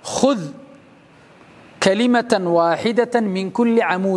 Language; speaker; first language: Arabic; non-native, local second language; Somali